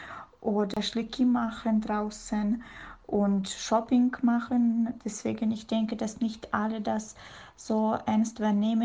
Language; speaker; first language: German; non-native, fluent; Russian